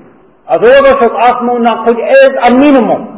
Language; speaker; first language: Hungarian; non-native, learner; English